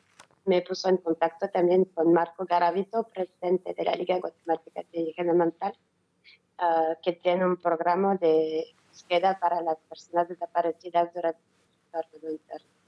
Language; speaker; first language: Spanish; non-native, learner; French